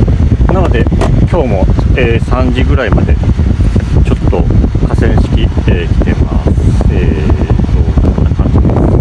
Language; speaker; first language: Japanese; native; Japanese